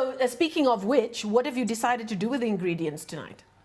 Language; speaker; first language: English; native; English